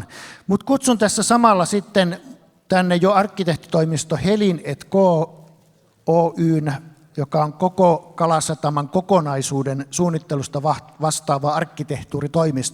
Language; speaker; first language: Finnish; native; Finnish